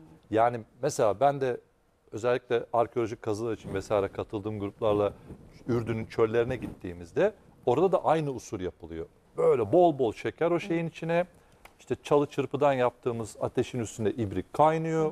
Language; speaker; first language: Turkish; native; Turkish